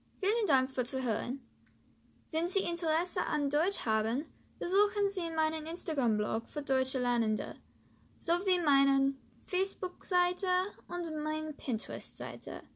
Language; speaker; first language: German; non-native, learner; English